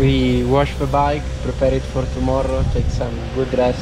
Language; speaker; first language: English; non-native, fluent; Italian